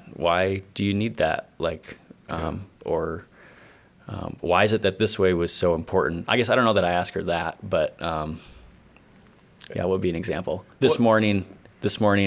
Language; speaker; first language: English; native; English